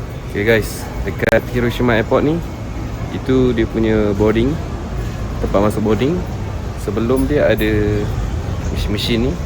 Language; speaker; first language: Malay; native; Malay